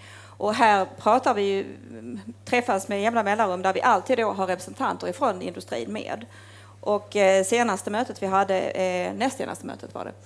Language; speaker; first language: Swedish; native; Swedish